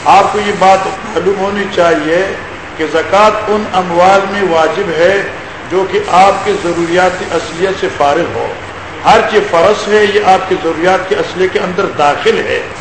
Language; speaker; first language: Urdu; non-native, local second language; Pashto